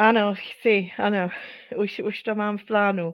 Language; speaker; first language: Czech; non-native, fluent; English